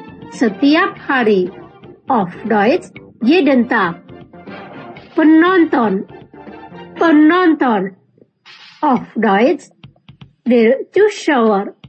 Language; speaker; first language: German; non-native, fluent; Indonesian